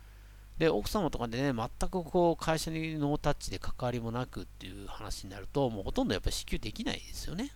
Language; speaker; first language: Japanese; native; Japanese